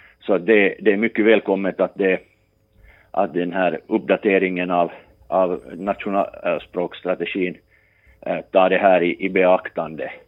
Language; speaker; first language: Swedish; native; Swedish